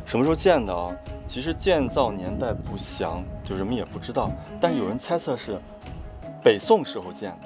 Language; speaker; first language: Chinese; native; Chinese